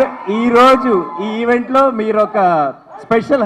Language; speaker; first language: Telugu; native; Telugu